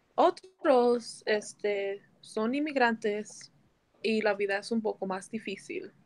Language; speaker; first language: Spanish; early bilingual, heritage; Spanish